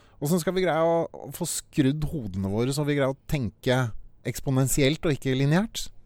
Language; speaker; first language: Norwegian; native; Norwegian